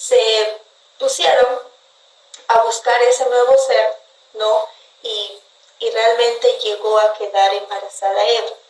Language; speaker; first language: Spanish; native; Spanish